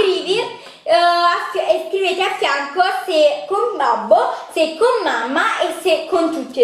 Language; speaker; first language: Italian; native; Italian